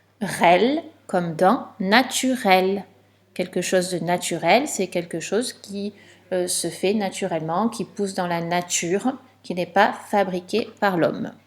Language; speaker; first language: French; native; French